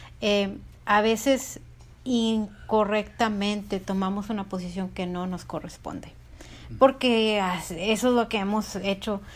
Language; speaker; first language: Spanish; early bilingual, heritage; Spanish